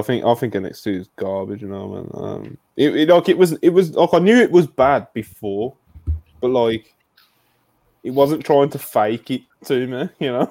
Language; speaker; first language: English; native; English